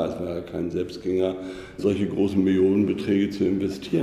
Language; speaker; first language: German; native; German